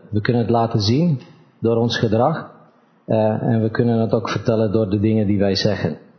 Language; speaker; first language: Dutch; early bilingual, other home language; Romanian